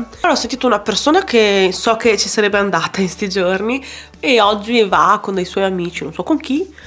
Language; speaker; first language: Italian; native; Italian